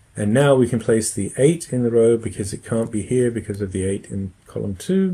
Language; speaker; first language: English; native; English